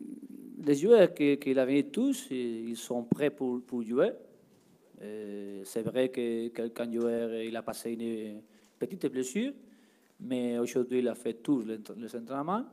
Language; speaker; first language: French; non-native, learner; Spanish